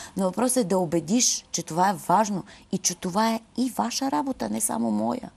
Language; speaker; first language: Bulgarian; native; Bulgarian